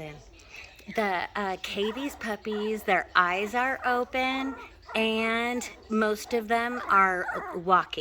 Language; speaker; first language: English; native; English